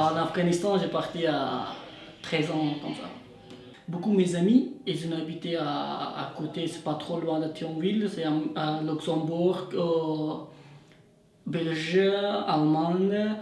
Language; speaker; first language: French; non-native, learner; Persian